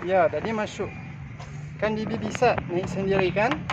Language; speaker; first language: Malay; non-native, fluent; French